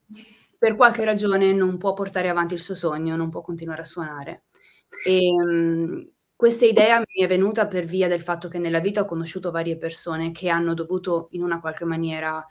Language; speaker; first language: Italian; native; Italian